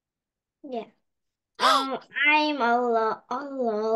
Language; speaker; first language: English; non-native, learner; Korean